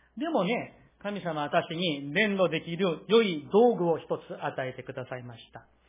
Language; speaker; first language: Japanese; non-native, fluent; Korean